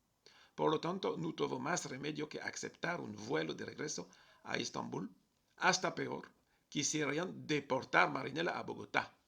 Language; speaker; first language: Spanish; non-native, fluent; French